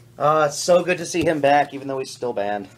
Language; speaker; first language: English; native; English